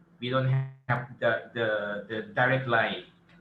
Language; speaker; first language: English; non-native, fluent; Thai